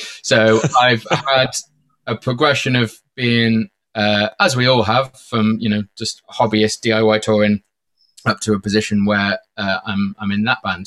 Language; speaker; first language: English; native; English